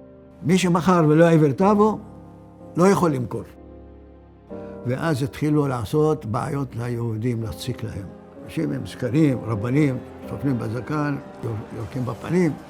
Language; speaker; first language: Hebrew; early bilingual, other home language; Arabic